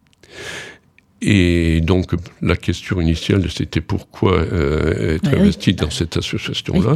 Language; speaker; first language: French; native; French